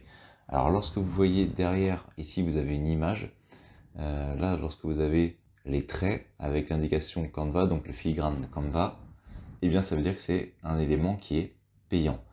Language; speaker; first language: French; native; French